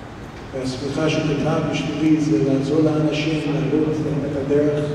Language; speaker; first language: Hebrew; non-native, fluent; English